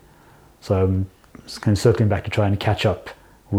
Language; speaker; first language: English; non-native, local second language; Nepali